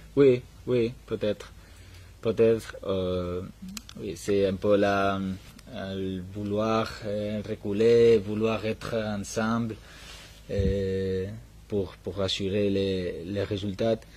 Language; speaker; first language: French; non-native, learner; Spanish